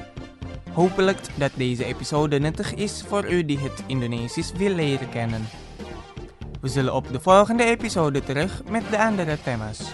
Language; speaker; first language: Dutch; non-native, fluent; Indonesian